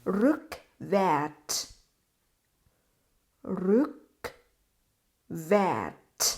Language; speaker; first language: German; non-native, fluent; Thai